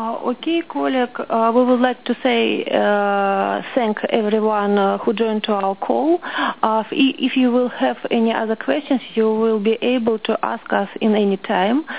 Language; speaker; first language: English; non-native, learner; Russian